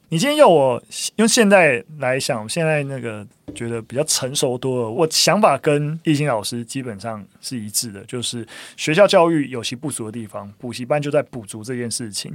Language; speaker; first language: Chinese; native; Chinese